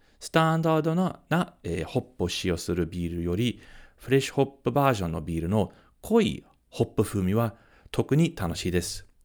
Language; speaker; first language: Japanese; non-native, fluent; English